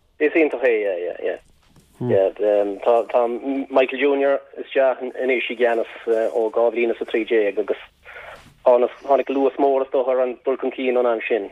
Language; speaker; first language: Irish; non-native, local second language; English